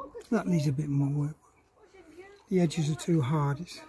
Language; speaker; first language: English; native; English